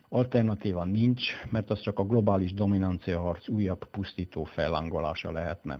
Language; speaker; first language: Hungarian; native; Hungarian